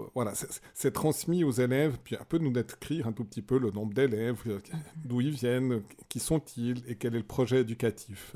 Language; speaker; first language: French; native; French